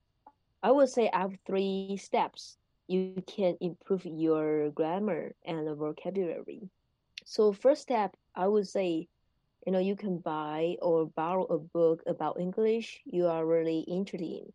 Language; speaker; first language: English; non-native, learner; Chinese